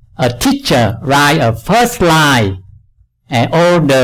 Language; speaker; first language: English; non-native, learner; Vietnamese